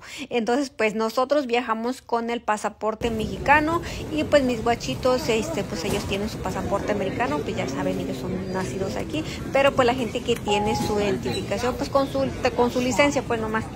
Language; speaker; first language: Spanish; native; Spanish